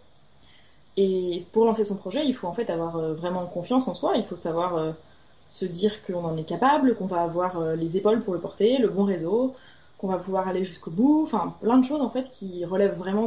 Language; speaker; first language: French; native; French